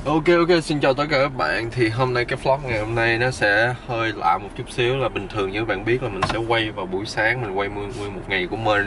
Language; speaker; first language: Vietnamese; early bilingual, other home language; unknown